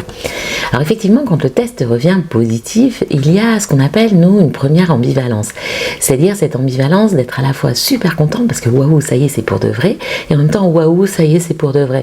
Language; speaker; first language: French; native; French